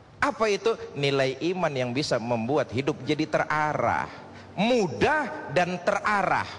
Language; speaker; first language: Indonesian; native; Indonesian